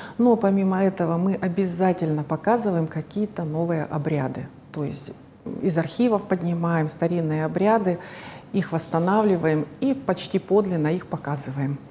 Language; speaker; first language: Russian; native; Russian